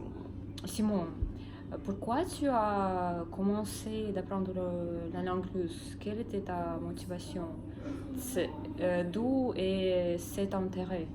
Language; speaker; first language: French; non-native, learner; Russian